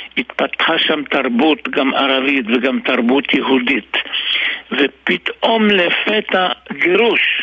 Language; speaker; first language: Hebrew; early bilingual, other home language; Arabic